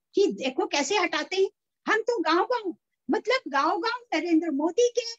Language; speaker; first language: Hindi; native; Hindi